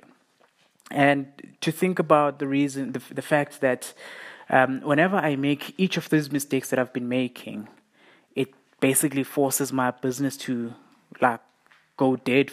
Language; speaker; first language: English; non-native, local second language; South Ndebele